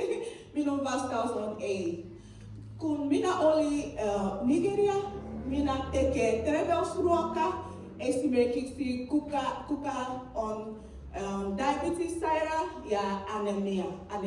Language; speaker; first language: Finnish; non-native, learner; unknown